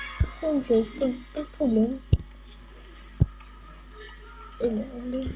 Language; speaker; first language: French; native; French